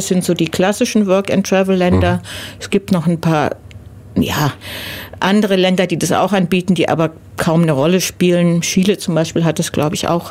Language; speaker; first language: German; native; German